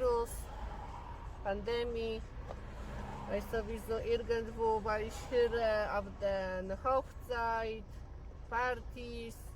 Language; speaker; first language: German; non-native, learner; Polish